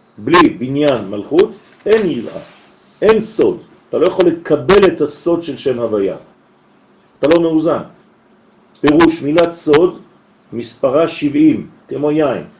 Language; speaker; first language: Hebrew; native; Hebrew